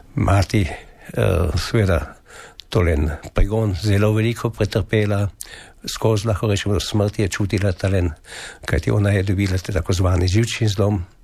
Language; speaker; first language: Slovenian; native; Slovenian